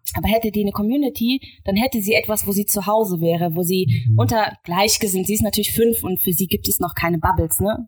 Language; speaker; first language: German; native; German